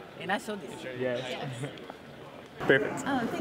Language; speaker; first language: English; non-native, learner; Portuguese